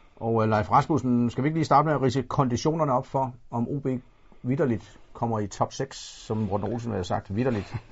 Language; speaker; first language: Danish; native; Danish